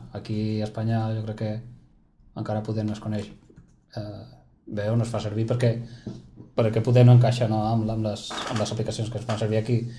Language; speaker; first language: Catalan; non-native, local second language; Spanish